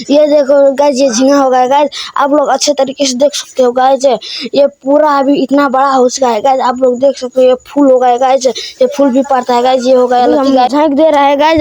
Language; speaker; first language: Hindi; non-native, local second language; Maithili